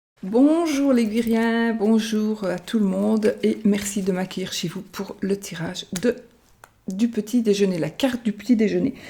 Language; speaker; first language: French; native; French